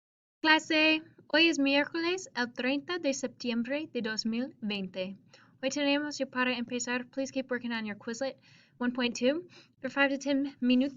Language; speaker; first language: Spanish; non-native, fluent; English